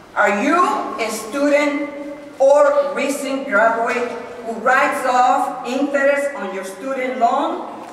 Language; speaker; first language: English; non-native, fluent; Spanish